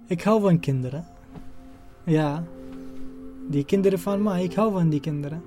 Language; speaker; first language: Dutch; non-native, learner; Arabic